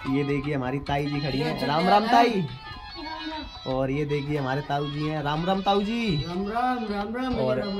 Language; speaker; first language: Hindi; native; Hindi